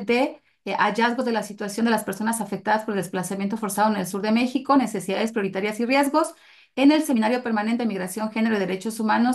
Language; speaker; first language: Spanish; native; Spanish